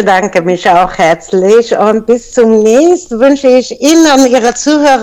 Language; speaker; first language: German; non-native, fluent; Persian